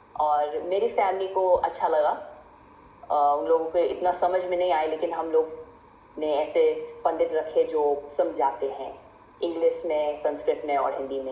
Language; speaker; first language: Hindi; non-native, fluent; English